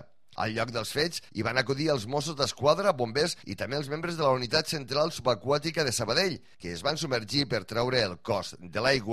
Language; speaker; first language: Catalan; native; Catalan